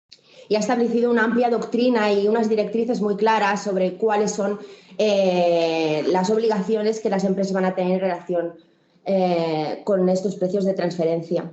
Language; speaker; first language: Spanish; native; Spanish